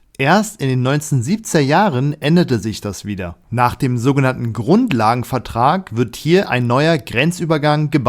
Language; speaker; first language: German; native; German